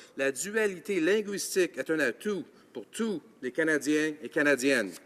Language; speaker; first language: French; native; French